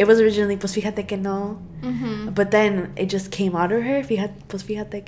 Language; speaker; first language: Spanish; early bilingual, heritage; English